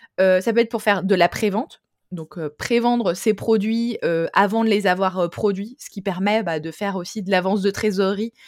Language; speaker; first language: French; native; French